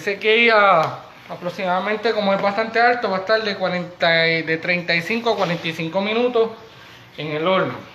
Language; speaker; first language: Spanish; native; Spanish